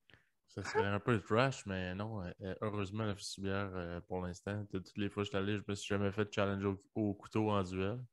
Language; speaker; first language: French; early bilingual, other home language; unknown